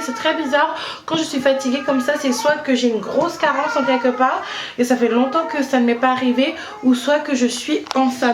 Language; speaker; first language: French; native; French